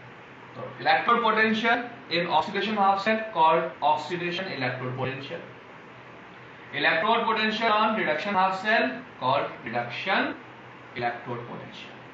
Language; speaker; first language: English; non-native, local second language; Hindi